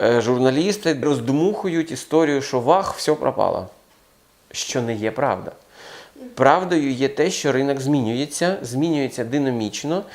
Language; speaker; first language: Ukrainian; non-native, local second language; Russian